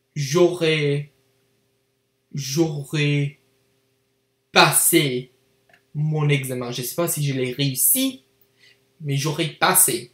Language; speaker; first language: French; non-native, learner; English